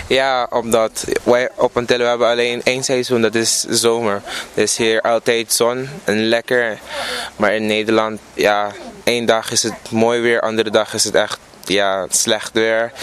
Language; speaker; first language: Dutch; non-native, local second language; Papiamento